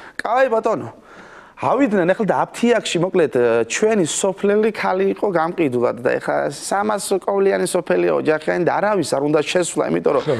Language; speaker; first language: Georgian; native; Georgian